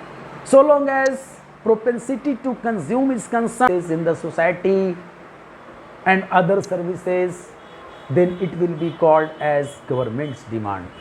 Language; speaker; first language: English; non-native, local second language; Hindi